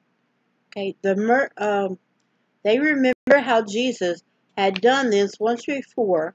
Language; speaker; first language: English; native; English